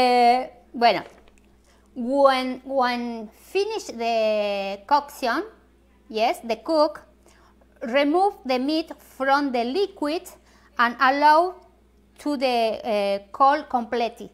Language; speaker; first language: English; non-native, learner; Spanish